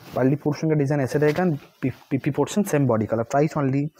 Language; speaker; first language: Hindi; non-native, local second language; Bangla